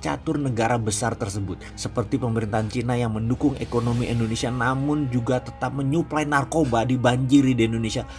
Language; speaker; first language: Indonesian; native; Indonesian